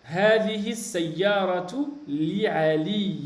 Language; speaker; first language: Arabic; non-native, fluent; French